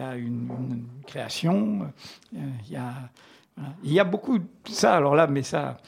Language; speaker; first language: French; native; French